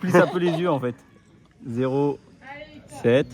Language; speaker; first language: French; native; French